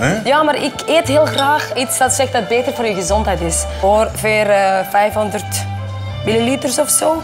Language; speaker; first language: Dutch; non-native, fluent; Icelandic